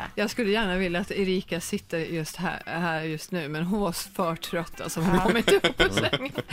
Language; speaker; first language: Swedish; native; Swedish